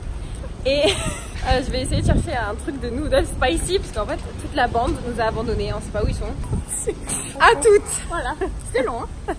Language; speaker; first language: French; early bilingual, other home language; Arabic